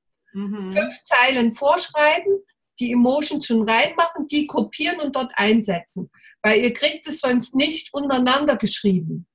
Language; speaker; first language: German; native; German